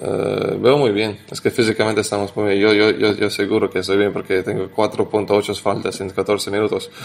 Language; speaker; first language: Spanish; non-native, learner; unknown